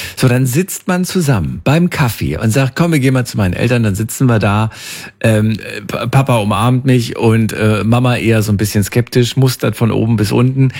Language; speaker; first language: German; native; German